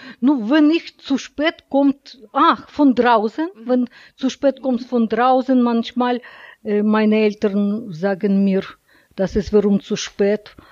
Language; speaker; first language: German; non-native, learner; Russian